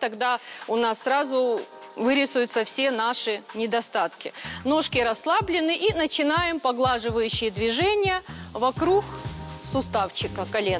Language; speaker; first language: Russian; native; Russian